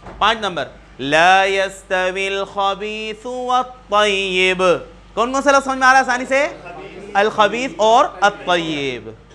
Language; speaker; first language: Urdu; native; Urdu